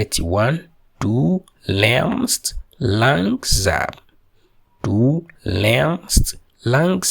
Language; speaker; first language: German; non-native, fluent; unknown